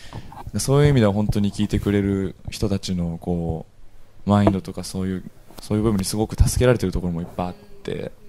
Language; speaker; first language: Japanese; native; Japanese